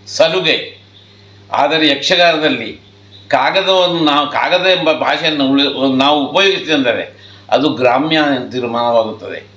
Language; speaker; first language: Kannada; native; Kannada